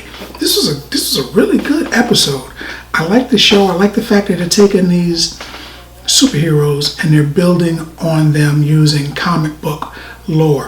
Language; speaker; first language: English; native; English